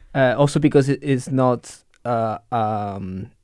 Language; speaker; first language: English; non-native, fluent; Italian